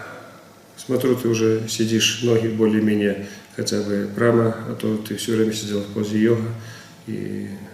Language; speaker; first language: Russian; native; Russian